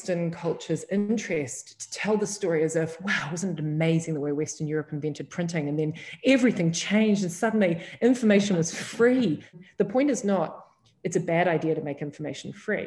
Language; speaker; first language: English; native; English